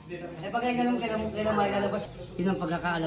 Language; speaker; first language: Filipino; native; Filipino